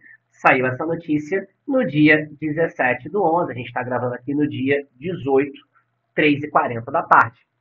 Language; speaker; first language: Portuguese; native; Portuguese